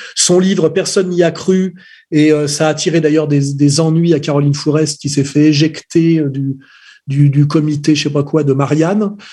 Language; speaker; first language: French; native; French